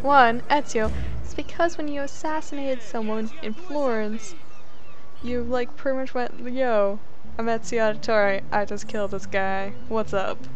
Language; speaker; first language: English; native; English